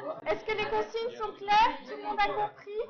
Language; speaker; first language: French; native; French